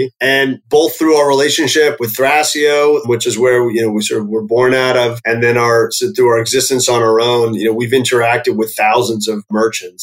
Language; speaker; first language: English; native; English